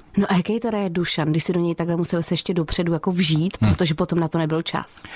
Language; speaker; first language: Czech; native; Czech